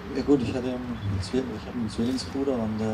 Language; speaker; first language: German; native; German